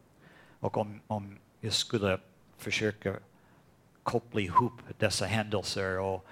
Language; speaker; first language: Swedish; non-native, fluent; English